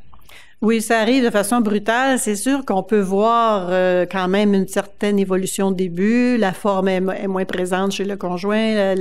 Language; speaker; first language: French; native; French